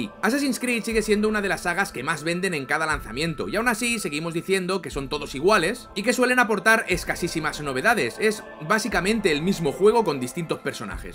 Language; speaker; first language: Spanish; native; Spanish